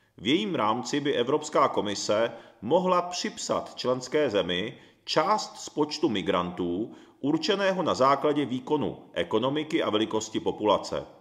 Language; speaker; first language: Czech; early bilingual, other home language; Japanese